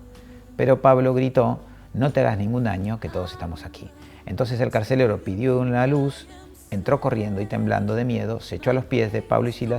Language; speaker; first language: Spanish; native; Spanish